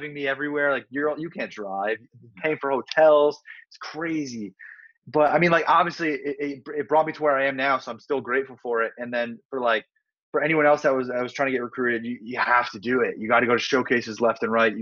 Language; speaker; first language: English; native; English